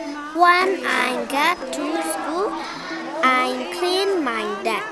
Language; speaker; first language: English; non-native, learner; Burmese